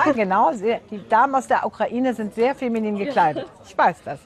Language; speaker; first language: German; native; German